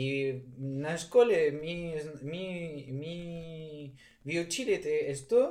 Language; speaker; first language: Russian; non-native, learner; Spanish